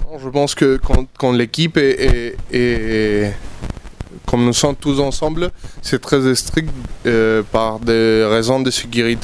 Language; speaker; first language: French; non-native, fluent; Spanish